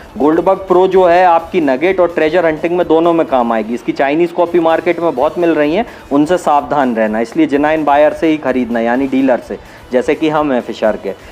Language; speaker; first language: Hindi; native; Hindi